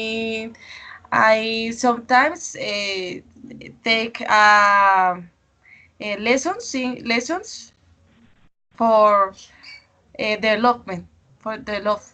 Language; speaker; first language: English; non-native, learner; Spanish